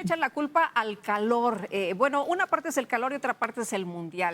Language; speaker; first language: Spanish; native; Spanish